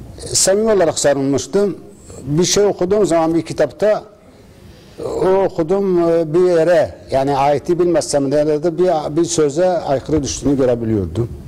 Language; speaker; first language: Turkish; non-native, local second language; Arabic